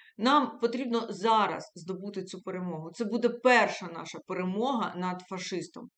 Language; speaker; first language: Ukrainian; native; Ukrainian